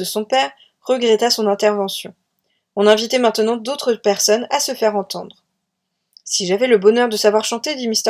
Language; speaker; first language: French; native; French